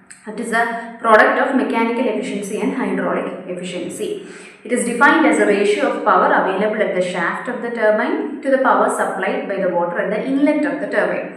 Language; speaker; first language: English; non-native, local second language; Malayalam